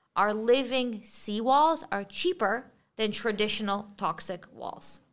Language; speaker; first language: English; early bilingual, other home language; Russian